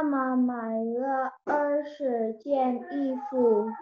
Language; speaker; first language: Chinese; non-native, learner; Indonesian